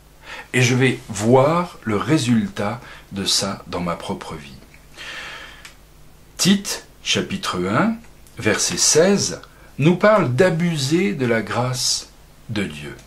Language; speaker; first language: French; native; French